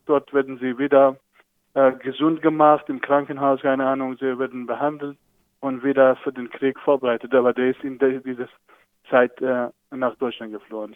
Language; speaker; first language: German; non-native, fluent; Persian